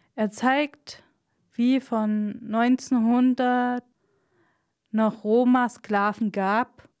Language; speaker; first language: German; non-native, fluent; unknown